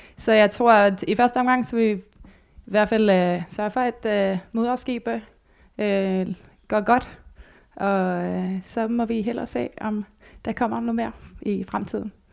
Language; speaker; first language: Danish; non-native, fluent; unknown